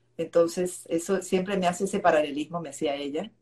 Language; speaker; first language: Spanish; native; Spanish